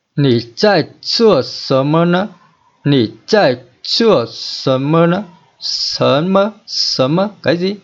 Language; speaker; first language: Chinese; non-native, fluent; Vietnamese